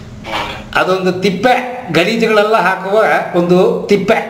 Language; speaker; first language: Kannada; native; Kannada